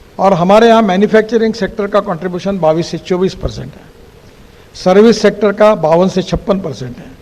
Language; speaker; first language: Hindi; non-native, local second language; Marathi